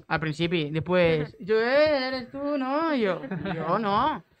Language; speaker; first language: Spanish; non-native, local second language; Catalan